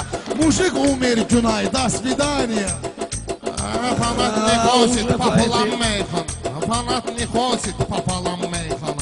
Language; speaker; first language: Russian; non-native, learner; Azerbaijani